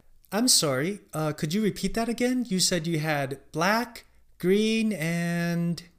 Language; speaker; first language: English; non-native, fluent; Chinese